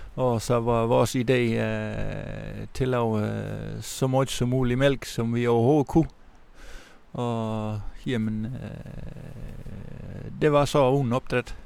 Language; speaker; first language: Danish; non-native, fluent; Dutch